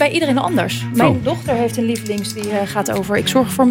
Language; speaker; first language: Dutch; native; Dutch